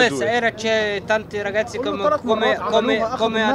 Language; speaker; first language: Italian; non-native, learner; Arabic